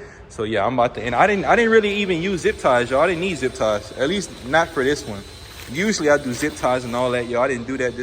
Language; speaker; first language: English; native; English